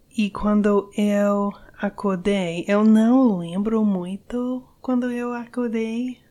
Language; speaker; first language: Portuguese; non-native, learner; English